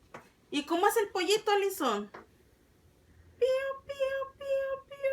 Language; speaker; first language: Spanish; native; Spanish